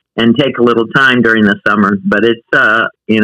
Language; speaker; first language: English; native; English